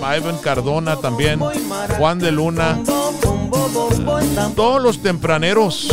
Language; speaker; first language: Spanish; early bilingual, heritage; Spanish